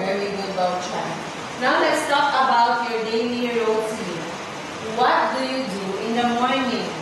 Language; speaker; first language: English; non-native, fluent; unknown